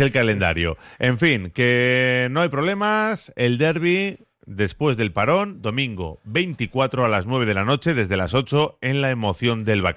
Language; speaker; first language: Spanish; native; Spanish